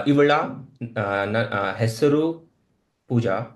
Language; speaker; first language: Kannada; non-native, learner; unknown